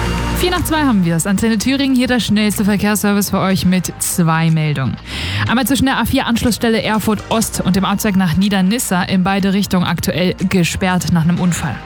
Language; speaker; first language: German; native; German